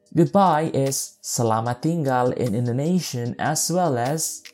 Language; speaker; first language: English; non-native, fluent; Indonesian